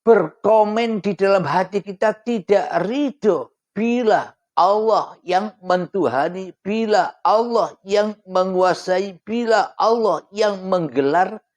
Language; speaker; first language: Indonesian; non-native, local second language; Javanese